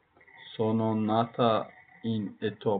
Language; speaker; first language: Italian; non-native, fluent; Turkish